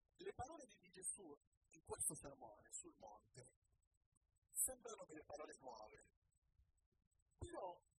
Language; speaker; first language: Italian; non-native, learner; Spanish